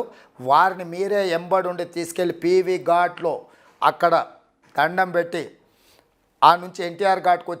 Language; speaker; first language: Telugu; native; Telugu